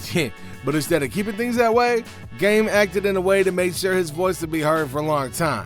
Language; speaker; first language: English; native; English